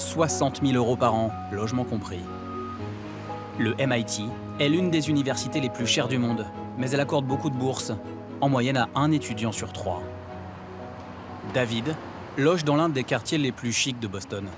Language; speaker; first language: French; native; French